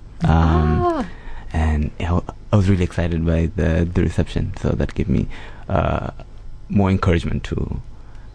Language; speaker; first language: English; non-native, local second language; Swahili